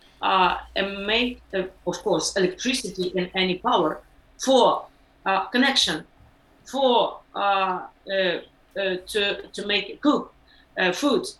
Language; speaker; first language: English; non-native, learner; Ukrainian